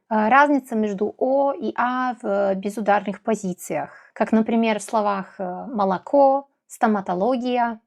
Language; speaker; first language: Russian; non-native, fluent; Serbian